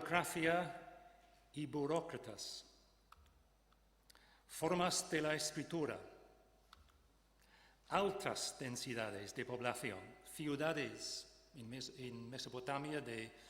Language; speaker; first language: Spanish; non-native, fluent; English